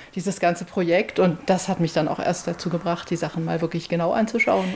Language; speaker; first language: German; native; German